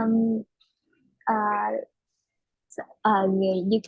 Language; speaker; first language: English; non-native, learner; Vietnamese